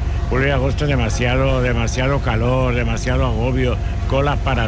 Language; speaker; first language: Spanish; native; Spanish